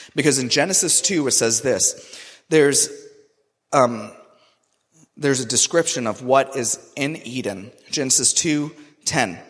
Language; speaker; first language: English; non-native, local second language; Urdu